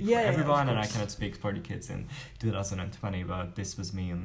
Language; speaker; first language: English; non-native, fluent; Hungarian